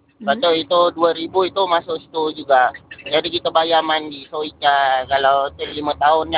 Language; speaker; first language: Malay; non-native, local second language; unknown